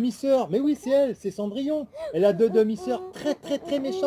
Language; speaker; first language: French; native; French